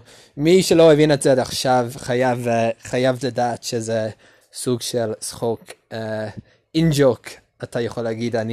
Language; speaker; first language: Hebrew; non-native, learner; English